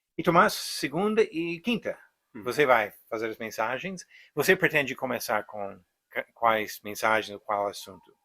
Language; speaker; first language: Portuguese; non-native, fluent; English